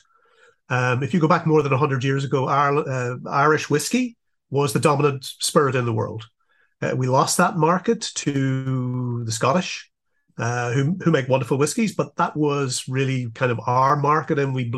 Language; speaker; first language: English; native; English